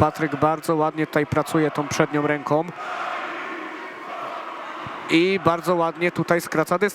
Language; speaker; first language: Polish; native; Polish